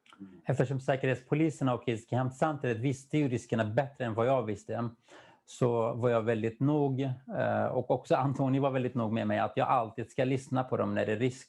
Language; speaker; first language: Swedish; non-native, fluent; Kurdish